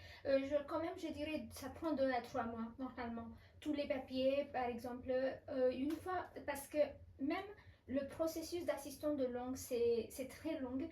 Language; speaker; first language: French; non-native, fluent; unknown